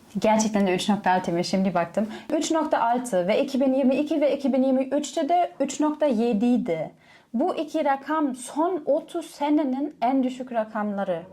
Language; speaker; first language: Turkish; non-native, fluent; German